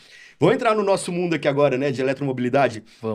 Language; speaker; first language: Portuguese; native; Portuguese